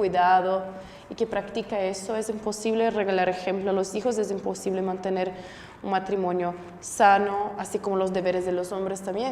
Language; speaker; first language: Spanish; non-native, fluent; Portuguese